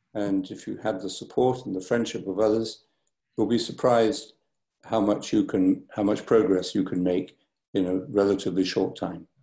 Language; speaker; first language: English; native; English